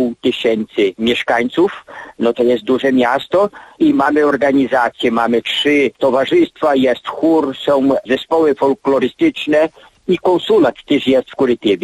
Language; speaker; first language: Polish; early bilingual, heritage; Polish